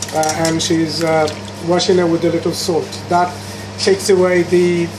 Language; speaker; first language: English; non-native, local second language; Sylheti